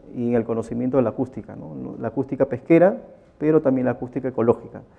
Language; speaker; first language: Spanish; native; Spanish